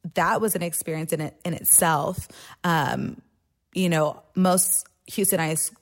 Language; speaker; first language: English; native; English